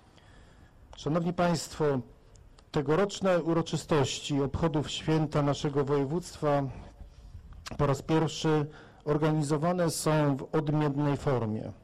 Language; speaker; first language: Polish; native; Polish